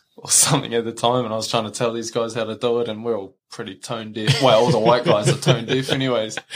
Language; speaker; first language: English; native; English